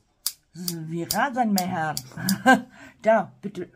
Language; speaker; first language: German; non-native, fluent; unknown